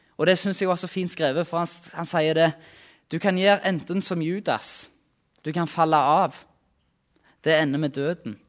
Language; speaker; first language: Norwegian; native; Norwegian